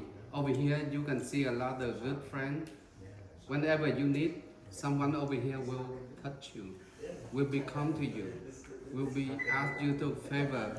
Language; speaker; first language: English; non-native, fluent; Vietnamese